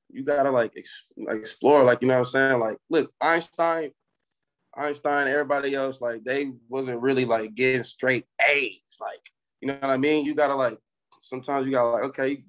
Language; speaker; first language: English; native; English